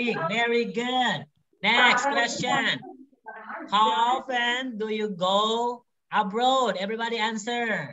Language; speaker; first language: English; non-native, fluent; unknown